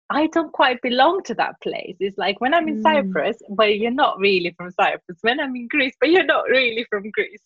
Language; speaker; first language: English; non-native, fluent; Greek